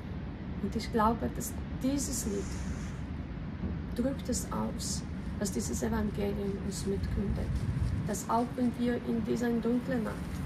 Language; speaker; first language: German; non-native, fluent; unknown